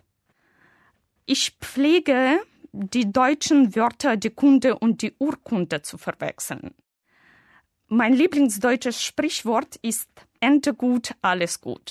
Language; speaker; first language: German; non-native, fluent; Russian